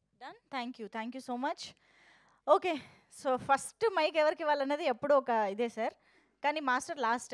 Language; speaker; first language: Telugu; native; Telugu